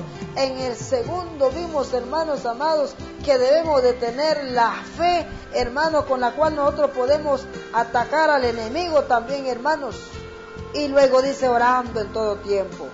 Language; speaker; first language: Spanish; native; Spanish